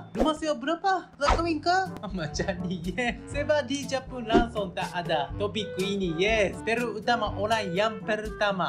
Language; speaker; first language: Malay; non-native, learner; Japanese